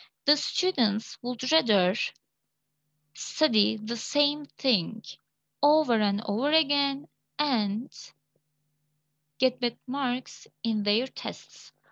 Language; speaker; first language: English; non-native, fluent; Turkish